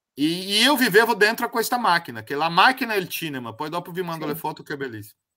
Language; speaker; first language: Italian; non-native, fluent; Portuguese